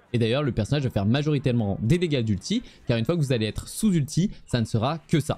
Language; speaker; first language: French; native; French